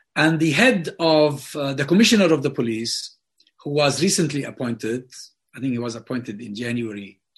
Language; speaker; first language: English; non-native, fluent; Arabic